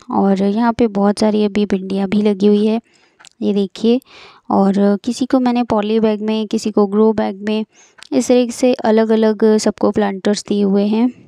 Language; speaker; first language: Hindi; native; Hindi